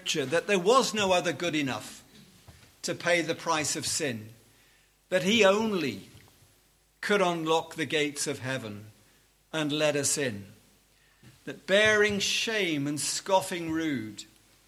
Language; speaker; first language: English; native; English